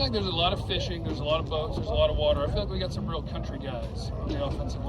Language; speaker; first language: English; native; English